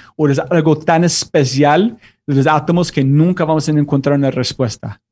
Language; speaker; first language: Spanish; non-native, fluent; English